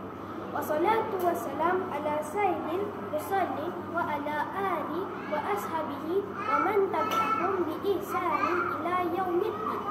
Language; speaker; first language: Arabic; non-native, learner; Malay